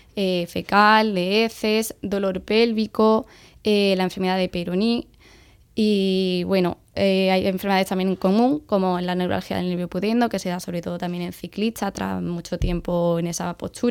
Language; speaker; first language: Spanish; native; Spanish